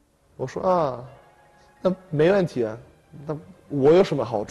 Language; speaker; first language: Chinese; non-native, fluent; Polish